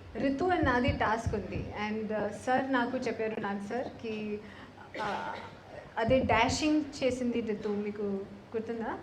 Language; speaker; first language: Telugu; non-native, learner; Hindi